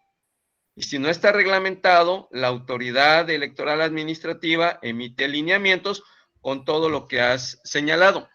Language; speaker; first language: Spanish; native; Spanish